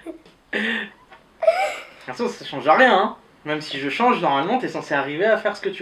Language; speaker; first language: French; native; French